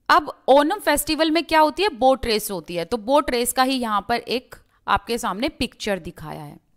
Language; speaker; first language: Hindi; native; Hindi